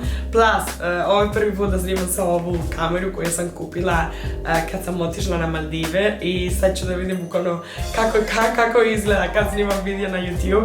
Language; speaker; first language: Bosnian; non-native, fluent; Spanish